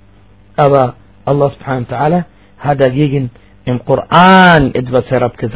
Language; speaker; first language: German; non-native, fluent; Arabic